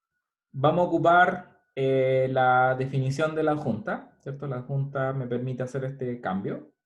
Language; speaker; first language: Spanish; native; Spanish